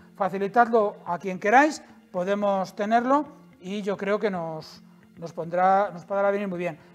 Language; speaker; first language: Spanish; native; Spanish